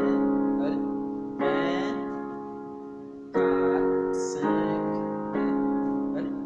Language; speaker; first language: French; non-native, local second language; Haitian Creole